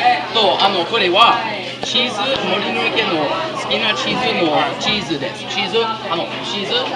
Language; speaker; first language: Japanese; non-native, learner; English